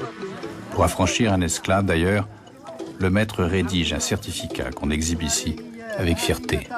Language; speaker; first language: French; native; French